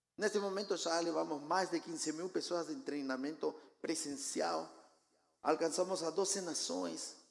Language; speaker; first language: Portuguese; non-native, fluent; Spanish